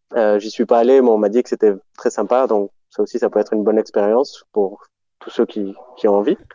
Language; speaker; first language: French; native; French